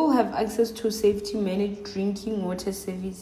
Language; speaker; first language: English; non-native, local second language; Northern Sotho